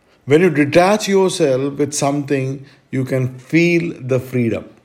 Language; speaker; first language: English; non-native, local second language; Malayalam